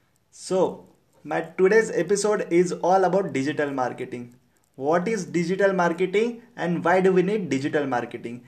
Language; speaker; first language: English; non-native, local second language; Marathi